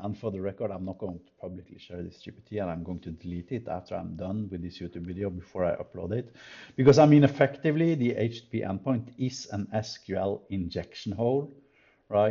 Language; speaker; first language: English; non-native, fluent; Norwegian